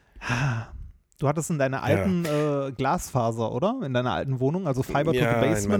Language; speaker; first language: German; native; German